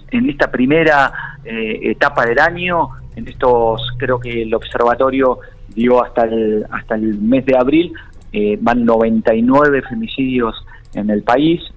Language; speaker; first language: Spanish; native; Spanish